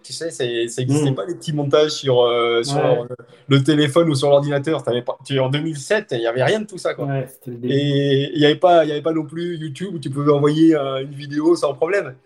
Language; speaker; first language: French; native; French